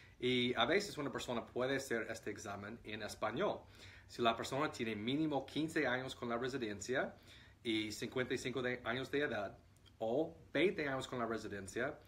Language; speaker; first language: Spanish; non-native, fluent; English